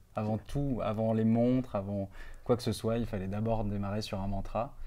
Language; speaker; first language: French; native; French